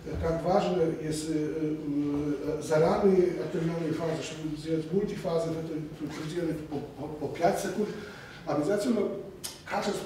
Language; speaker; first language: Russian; non-native, fluent; Polish